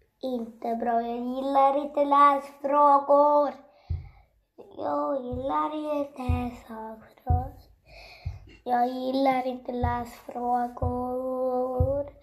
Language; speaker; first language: Swedish; early bilingual, other home language; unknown